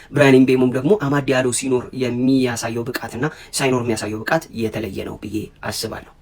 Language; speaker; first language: Amharic; native; Amharic